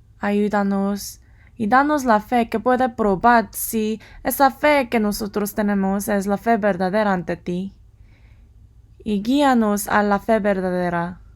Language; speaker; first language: Spanish; non-native, fluent; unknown